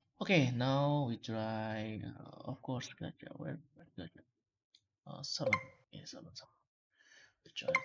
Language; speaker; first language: English; non-native, learner; Malay